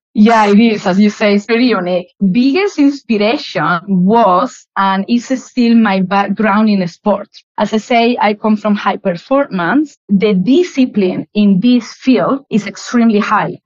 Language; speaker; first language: English; non-native, fluent; Spanish